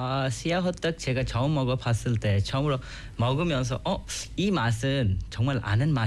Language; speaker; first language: Korean; non-native, fluent; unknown